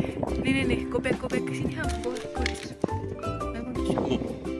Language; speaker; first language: Indonesian; native; Indonesian